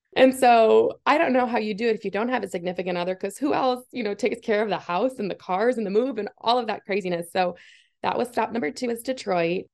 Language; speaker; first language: English; native; English